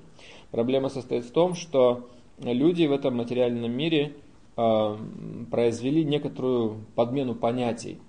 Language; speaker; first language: Russian; native; Russian